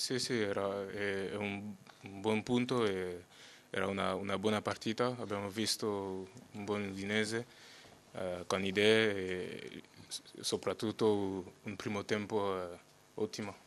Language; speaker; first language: Italian; non-native, learner; French